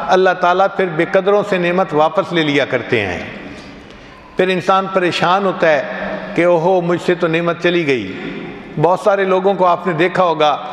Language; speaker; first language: Urdu; non-native, local second language; Punjabi